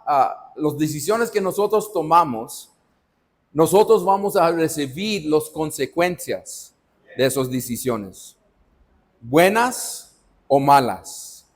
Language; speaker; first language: Spanish; non-native, fluent; English